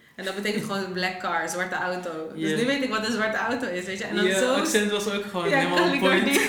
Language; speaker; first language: Dutch; early bilingual, other home language; Persian